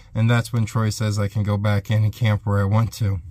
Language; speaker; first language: English; native; English